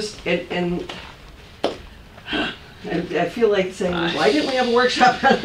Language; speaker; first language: English; native; English